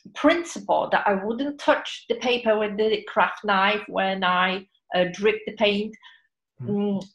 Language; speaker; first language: English; non-native, fluent; Polish